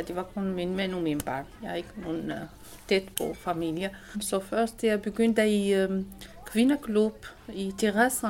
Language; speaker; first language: Danish; non-native, learner; Arabic